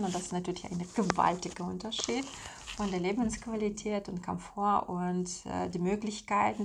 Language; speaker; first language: German; non-native, fluent; Russian